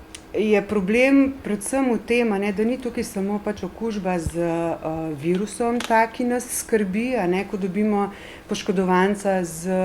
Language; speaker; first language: Slovenian; native; Slovenian